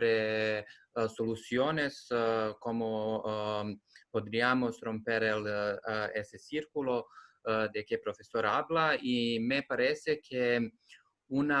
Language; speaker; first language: Spanish; non-native, learner; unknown